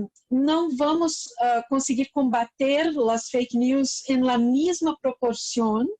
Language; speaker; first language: Spanish; non-native, learner; Portuguese